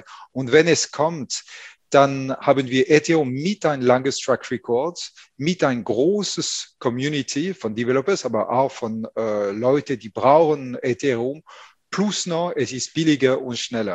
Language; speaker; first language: German; non-native, fluent; French